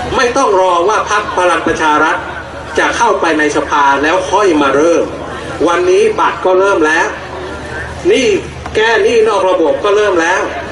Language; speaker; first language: Thai; native; Thai